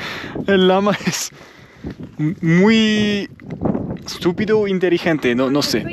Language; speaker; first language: Spanish; non-native, learner; French